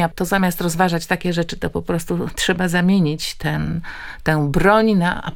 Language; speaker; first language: Polish; native; Polish